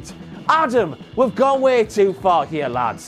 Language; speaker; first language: English; native; English